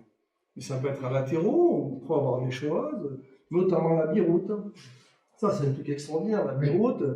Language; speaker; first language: French; native; French